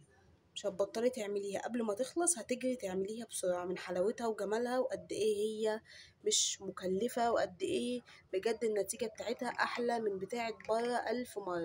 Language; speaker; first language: Arabic; native; Arabic